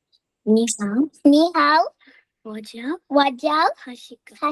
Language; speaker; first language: Chinese; non-native, learner; Tamil